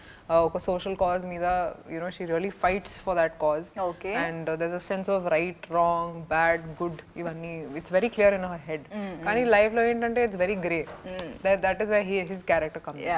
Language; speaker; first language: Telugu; non-native, local second language; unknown